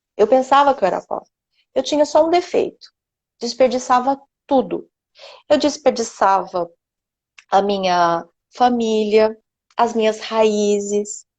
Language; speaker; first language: Portuguese; non-native, local second language; Japanese